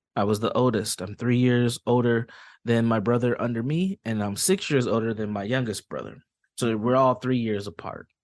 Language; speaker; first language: English; native; English